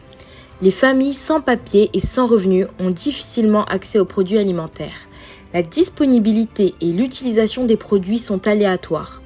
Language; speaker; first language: French; native; French